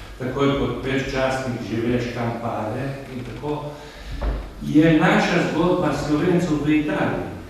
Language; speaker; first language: Slovenian; native; Slovenian